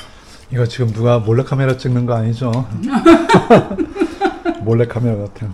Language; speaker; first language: Korean; native; Korean